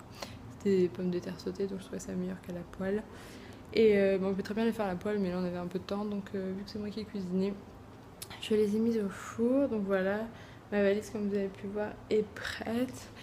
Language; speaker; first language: French; native; French